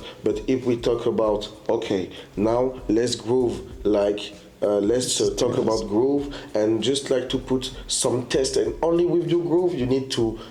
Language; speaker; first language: English; non-native, fluent; French